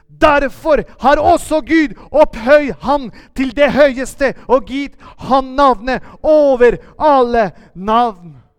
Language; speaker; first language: Norwegian; non-native, fluent; Spanish